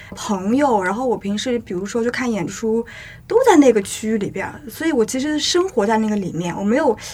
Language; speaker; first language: Chinese; native; Chinese